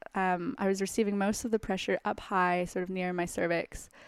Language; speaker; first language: English; native; English